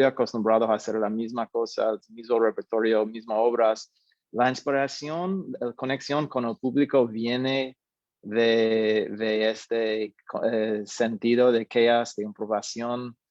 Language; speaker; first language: Spanish; non-native, fluent; English